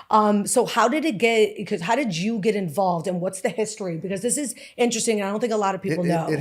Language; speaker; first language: English; native; English